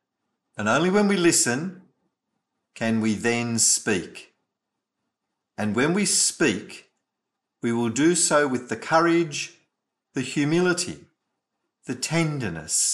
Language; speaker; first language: English; native; English